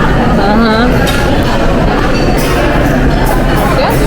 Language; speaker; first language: Spanish; non-native, learner; Polish